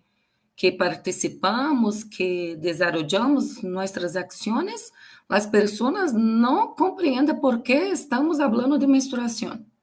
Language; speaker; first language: Spanish; non-native, learner; Portuguese